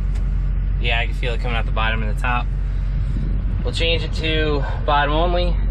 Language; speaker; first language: English; native; English